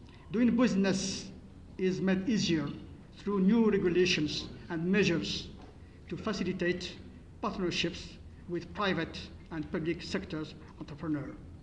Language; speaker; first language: English; non-native, fluent; Arabic